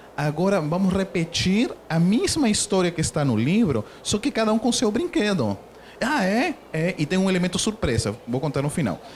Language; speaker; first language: Portuguese; non-native, fluent; Spanish